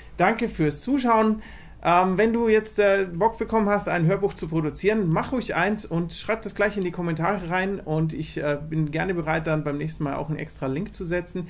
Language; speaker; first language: German; native; German